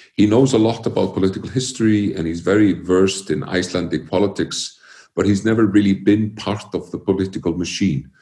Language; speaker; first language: English; early bilingual, other home language; Icelandic